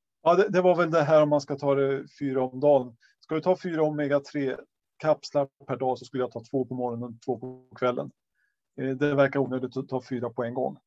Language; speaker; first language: Swedish; native; Swedish